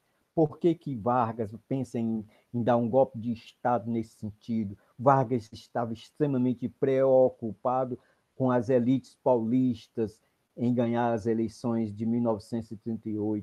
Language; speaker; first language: Portuguese; native; Portuguese